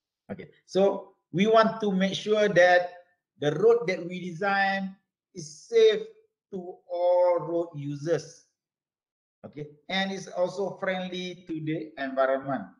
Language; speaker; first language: English; non-native, local second language; Malay